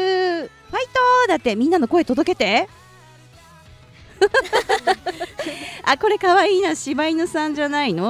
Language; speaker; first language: Japanese; native; Japanese